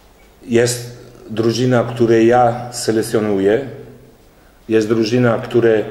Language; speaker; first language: Polish; non-native, learner; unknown